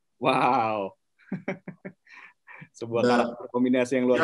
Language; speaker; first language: Indonesian; native; Indonesian